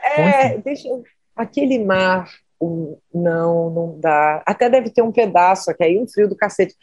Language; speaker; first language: Portuguese; native; Portuguese